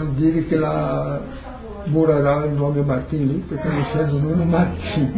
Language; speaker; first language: Italian; early bilingual, heritage; Portuguese